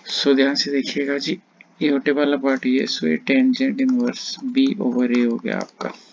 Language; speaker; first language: Hindi; non-native, local second language; Punjabi